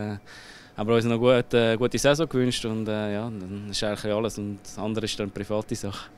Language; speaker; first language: German; native; German